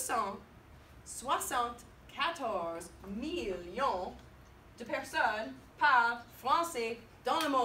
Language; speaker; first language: French; non-native, fluent; English